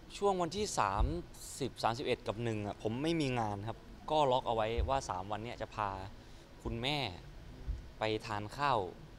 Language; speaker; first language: Thai; native; Thai